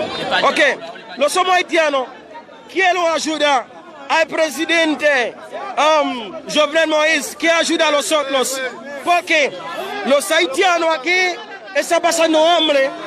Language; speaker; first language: Spanish; non-native, learner; Haitian Creole